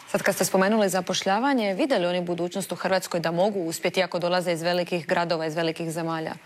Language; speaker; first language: Croatian; native; Croatian